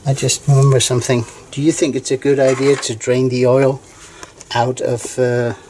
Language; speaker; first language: English; non-native, fluent; Danish